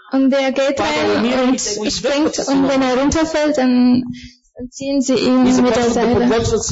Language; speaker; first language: German; non-native, fluent; Bulgarian